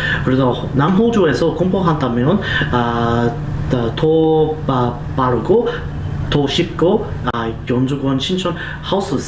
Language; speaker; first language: Korean; non-native, learner; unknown